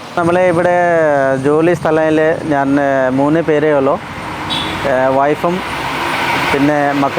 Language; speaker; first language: Malayalam; non-native, learner; Assamese